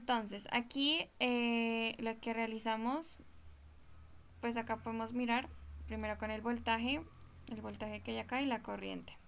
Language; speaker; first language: Spanish; native; Spanish